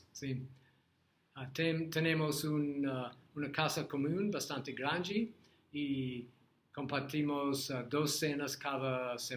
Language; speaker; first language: Spanish; non-native, learner; English